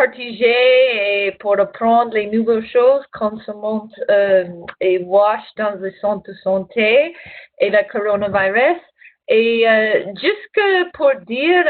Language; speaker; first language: French; non-native, learner; English